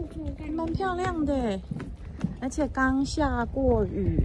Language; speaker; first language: Chinese; native; Chinese